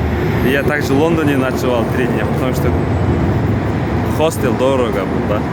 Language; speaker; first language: Russian; non-native, local second language; Kyrgyz